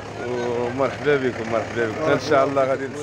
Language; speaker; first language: Arabic; native; Arabic